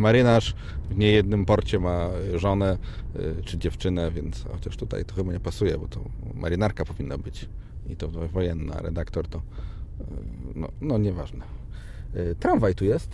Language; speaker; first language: Polish; native; Polish